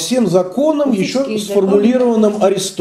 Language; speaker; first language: Russian; native; Russian